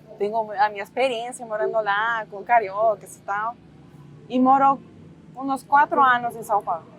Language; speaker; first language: Portuguese; non-native, fluent; Spanish